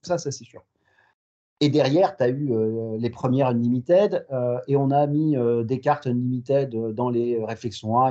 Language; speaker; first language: French; native; French